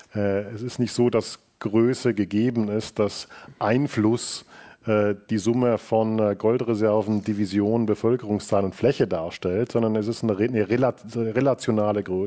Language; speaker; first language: German; native; German